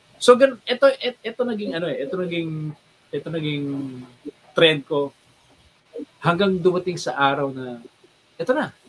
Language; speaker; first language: Filipino; native; Filipino